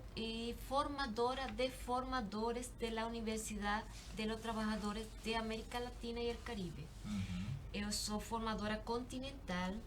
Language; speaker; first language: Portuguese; non-native, learner; Spanish